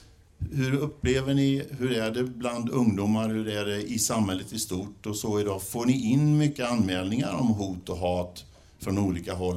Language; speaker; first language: Swedish; native; Swedish